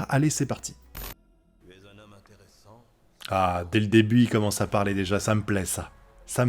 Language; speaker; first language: French; native; French